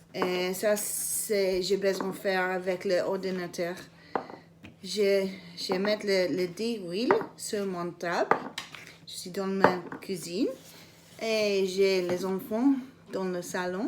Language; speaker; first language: French; non-native, learner; English